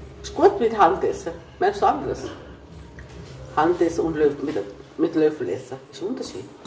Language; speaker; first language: German; non-native, local second language; Tamil